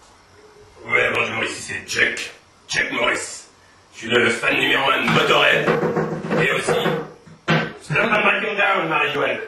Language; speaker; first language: French; native; French